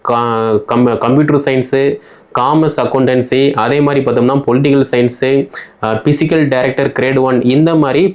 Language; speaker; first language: Tamil; native; Tamil